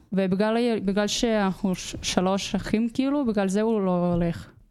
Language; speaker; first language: Hebrew; non-native, fluent; Russian